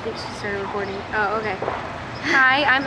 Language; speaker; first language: English; native; English